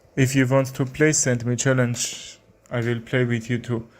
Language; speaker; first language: English; non-native, learner; Armenian